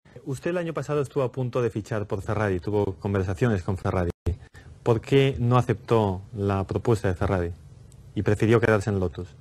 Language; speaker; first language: Spanish; native; Spanish